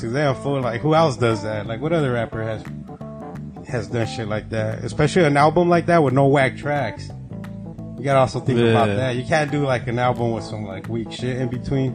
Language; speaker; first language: English; native; English